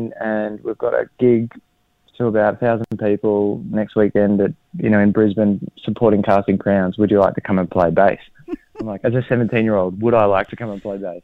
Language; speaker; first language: English; native; English